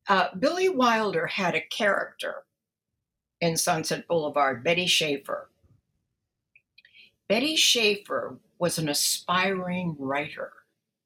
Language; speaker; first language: English; native; English